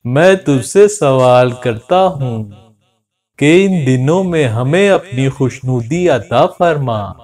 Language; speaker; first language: Urdu; native; Urdu